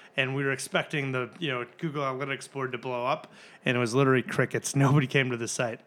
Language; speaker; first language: English; native; English